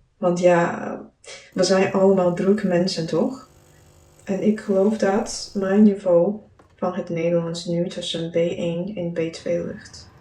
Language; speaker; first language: Dutch; non-native, learner; Chinese